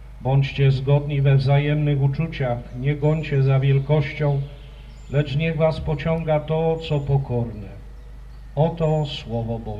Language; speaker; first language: Polish; native; Polish